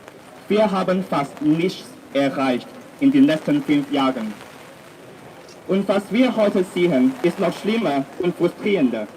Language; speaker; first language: German; non-native, fluent; Cantonese